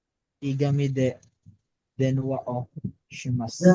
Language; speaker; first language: Japanese; non-native, learner; Filipino